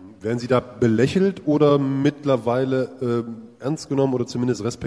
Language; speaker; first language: German; native; German